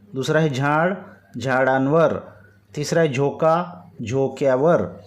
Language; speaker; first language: Hindi; non-native, local second language; Marathi